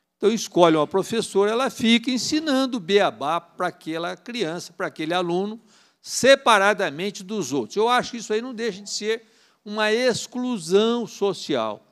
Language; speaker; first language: Portuguese; native; Portuguese